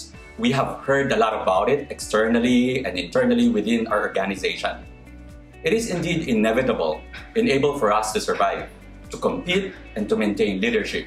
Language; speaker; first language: English; non-native, local second language; Filipino